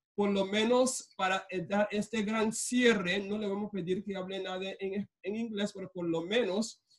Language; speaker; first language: Spanish; non-native, local second language; English